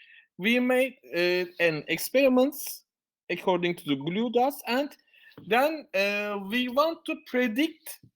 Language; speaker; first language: English; non-native, fluent; Turkish